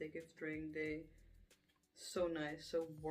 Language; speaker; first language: English; non-native, learner; Dutch